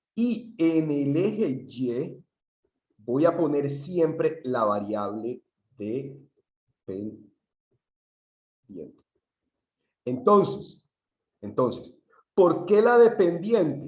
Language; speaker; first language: Spanish; native; Spanish